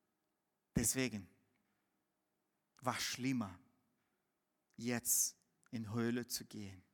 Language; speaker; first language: German; non-native, fluent; Portuguese